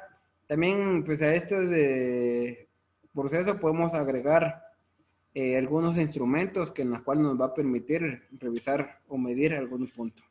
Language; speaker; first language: Spanish; native; Spanish